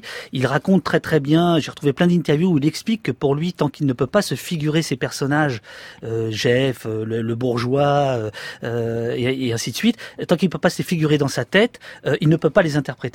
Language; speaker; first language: French; native; French